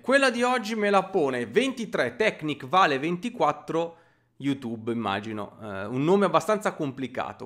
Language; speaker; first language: Italian; native; Italian